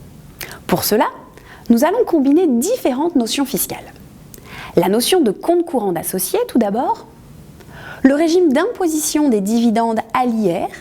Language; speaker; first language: French; native; French